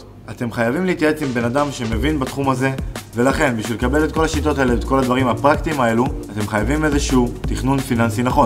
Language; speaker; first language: Hebrew; native; Hebrew